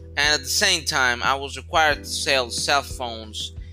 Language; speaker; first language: English; non-native, fluent; Spanish